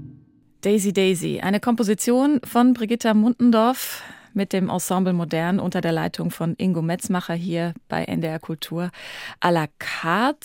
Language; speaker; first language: German; native; German